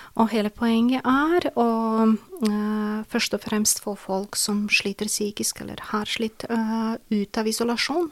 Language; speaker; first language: Norwegian; non-native, fluent; Serbian